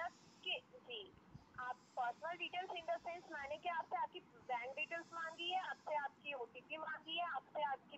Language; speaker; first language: Hindi; native; Hindi